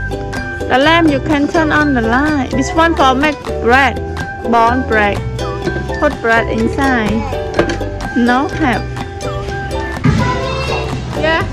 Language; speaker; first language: English; non-native, learner; Khmer